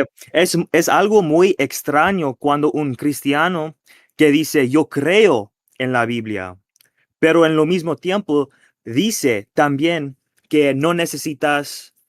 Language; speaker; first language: Spanish; non-native, fluent; English